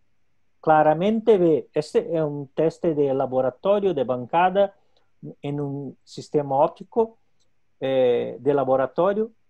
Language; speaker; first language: Spanish; non-native, local second language; Portuguese